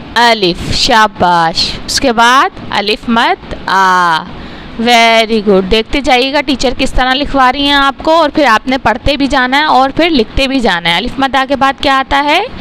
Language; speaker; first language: Urdu; non-native, local second language; Punjabi